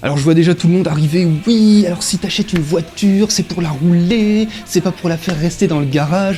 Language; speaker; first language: French; native; French